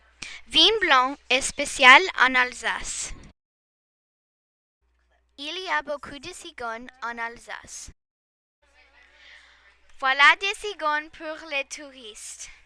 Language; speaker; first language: French; non-native, learner; English